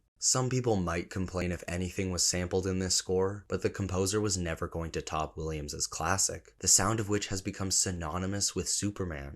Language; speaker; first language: English; native; English